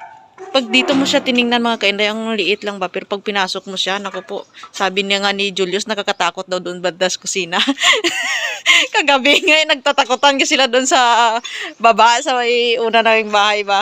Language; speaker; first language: Filipino; non-native, local second language; Cebuano